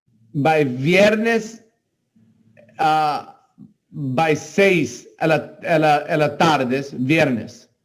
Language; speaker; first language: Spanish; non-native, learner; English